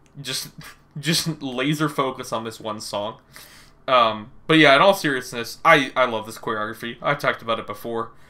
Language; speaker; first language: English; native; English